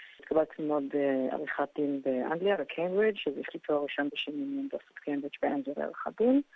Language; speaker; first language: Hebrew; early bilingual, other home language; English